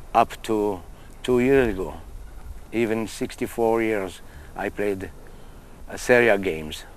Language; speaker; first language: English; non-native, fluent; Hebrew